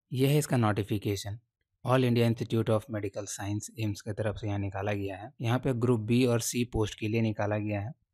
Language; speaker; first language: Hindi; native; Hindi